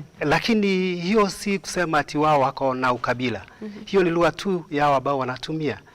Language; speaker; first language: Swahili; non-native, local second language; Kikuyu